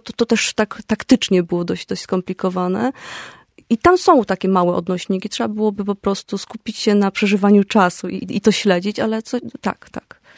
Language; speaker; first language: Polish; native; Polish